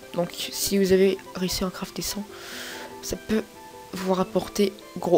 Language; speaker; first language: French; native; French